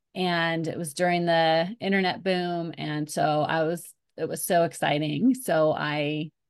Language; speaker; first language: English; native; English